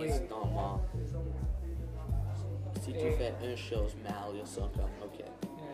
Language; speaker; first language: French; non-native, learner; English